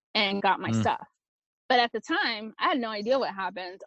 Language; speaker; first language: English; early bilingual, other home language; Spanish